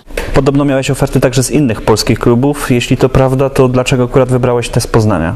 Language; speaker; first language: Polish; native; Polish